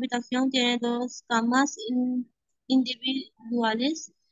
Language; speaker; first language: Spanish; non-native, learner; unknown